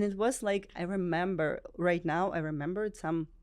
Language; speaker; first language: English; non-native, learner; Ukrainian